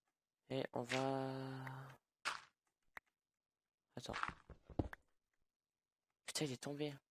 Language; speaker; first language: French; native; French